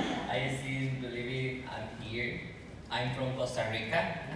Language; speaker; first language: English; non-native, learner; Spanish